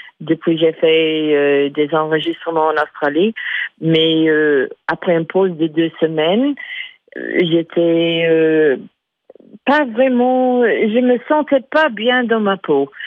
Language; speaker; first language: French; non-native, fluent; English